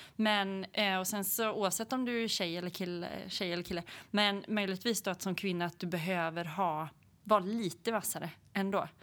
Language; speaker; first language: Swedish; native; Swedish